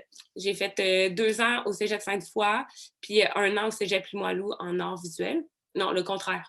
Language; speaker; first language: French; native; French